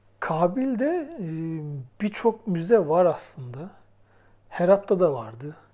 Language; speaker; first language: Turkish; native; Turkish